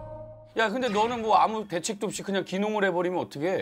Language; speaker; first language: Korean; native; Korean